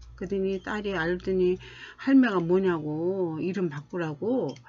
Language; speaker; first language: Korean; native; Korean